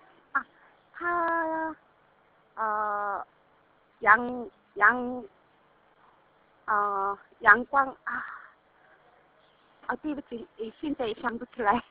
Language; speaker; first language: Chinese; non-native, learner; Korean